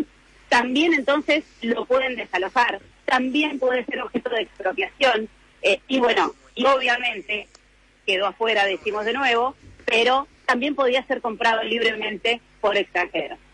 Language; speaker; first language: Spanish; native; Spanish